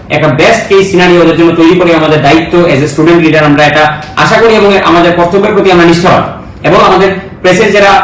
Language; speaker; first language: Bangla; native; Bangla